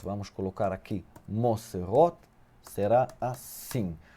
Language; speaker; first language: Portuguese; non-native, fluent; Hebrew